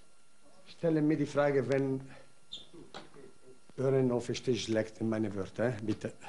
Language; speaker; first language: German; non-native, learner; Italian